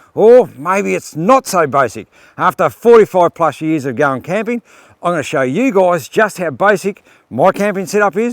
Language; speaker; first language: English; native; English